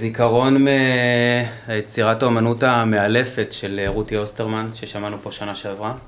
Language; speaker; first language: Hebrew; native; Hebrew